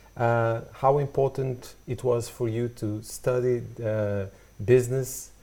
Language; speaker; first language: English; non-native, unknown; Portuguese